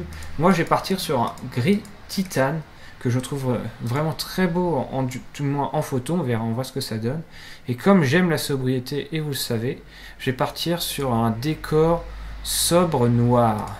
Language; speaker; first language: French; native; French